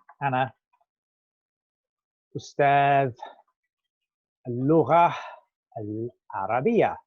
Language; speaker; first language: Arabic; non-native, fluent; English